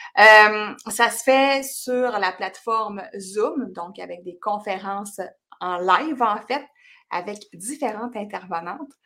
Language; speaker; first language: French; native; French